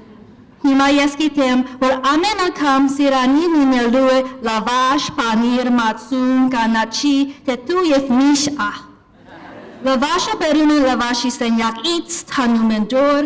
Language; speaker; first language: Armenian; non-native, learner; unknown